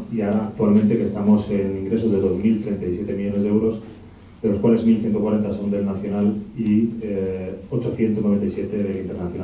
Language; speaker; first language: Spanish; native; Spanish